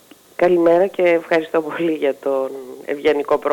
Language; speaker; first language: Greek; native; Greek